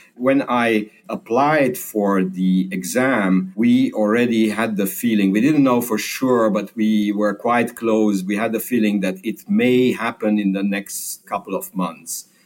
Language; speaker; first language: English; non-native, fluent; Hungarian